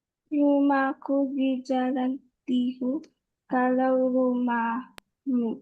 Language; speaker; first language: Indonesian; non-native, learner; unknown